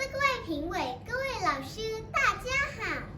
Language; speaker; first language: Chinese; non-native, learner; Thai